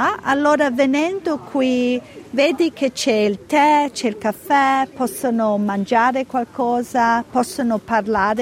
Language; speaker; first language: Italian; early bilingual, heritage; Italian